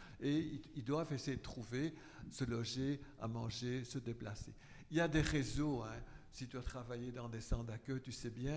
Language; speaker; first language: French; native; French